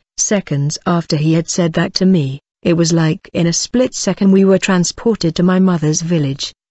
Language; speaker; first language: English; non-native, local second language; Zulu